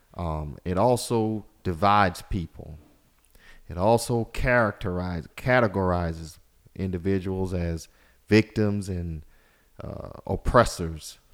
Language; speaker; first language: English; native; English